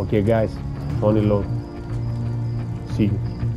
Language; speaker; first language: English; non-native, learner; Greek